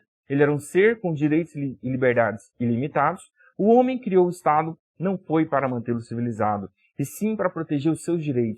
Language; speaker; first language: Portuguese; native; Portuguese